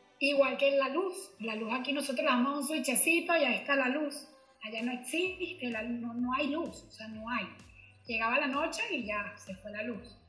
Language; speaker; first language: Spanish; native; Spanish